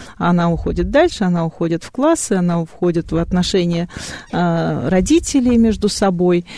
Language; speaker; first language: Russian; native; Russian